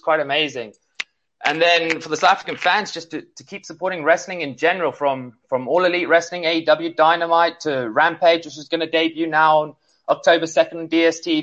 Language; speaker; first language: English; native; English